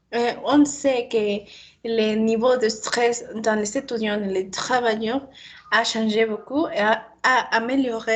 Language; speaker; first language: French; non-native, learner; Spanish